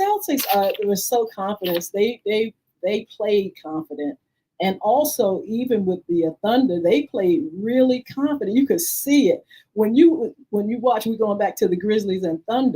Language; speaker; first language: English; native; English